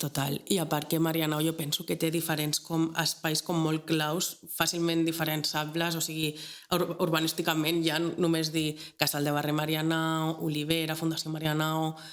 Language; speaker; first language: Catalan; native; Catalan